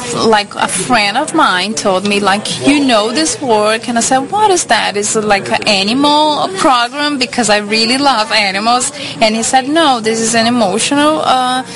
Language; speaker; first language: English; non-native, fluent; Portuguese